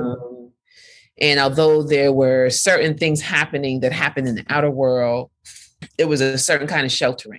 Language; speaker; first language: English; native; English